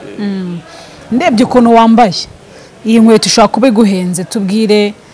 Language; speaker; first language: Kinyarwanda; native; Kinyarwanda